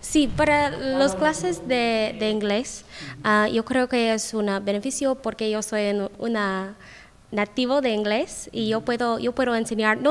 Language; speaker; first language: Spanish; non-native, learner; English